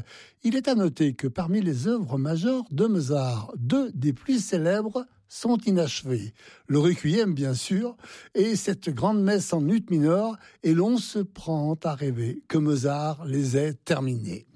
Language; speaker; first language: French; native; French